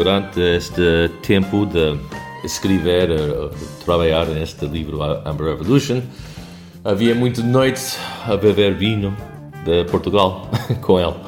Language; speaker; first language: Portuguese; non-native, fluent; English